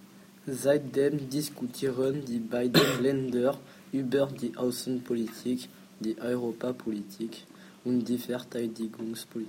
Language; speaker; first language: German; non-native, learner; French